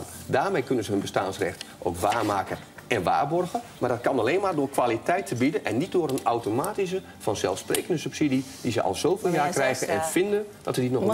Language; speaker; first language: Dutch; native; Dutch